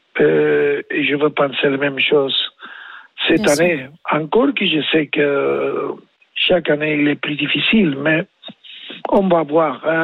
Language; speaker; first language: French; non-native, learner; Spanish